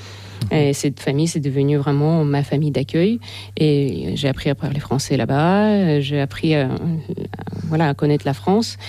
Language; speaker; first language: French; non-native, fluent; Russian